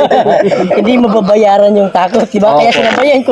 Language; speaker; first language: Filipino; non-native, local second language; Cebuano